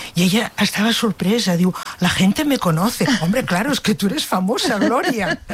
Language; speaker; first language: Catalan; native; Catalan